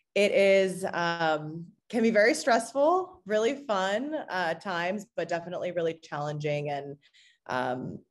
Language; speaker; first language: English; native; English